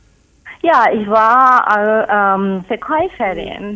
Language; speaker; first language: German; non-native, learner; Spanish